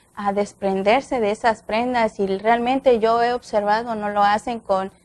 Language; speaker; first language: Spanish; native; Spanish